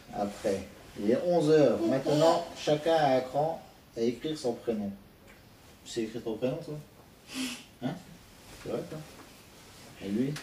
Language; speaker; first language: French; native; French